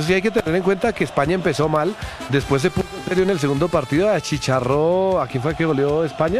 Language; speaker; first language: Spanish; native; Spanish